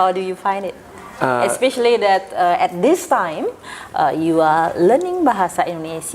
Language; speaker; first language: English; non-native, fluent; Indonesian